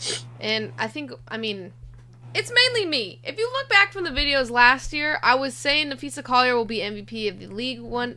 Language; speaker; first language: English; native; English